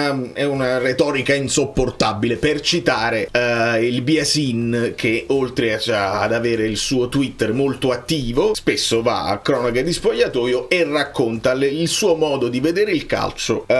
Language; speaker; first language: Italian; native; Italian